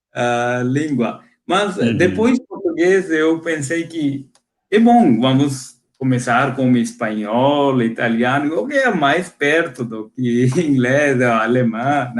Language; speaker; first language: Portuguese; non-native, fluent; Hindi